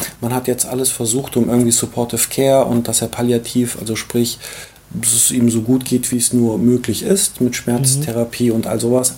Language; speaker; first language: German; early bilingual, other home language; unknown